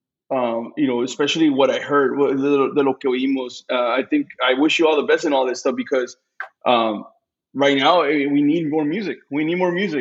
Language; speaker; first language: English; early bilingual, other home language; Spanish